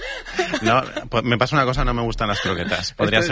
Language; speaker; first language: Spanish; native; Spanish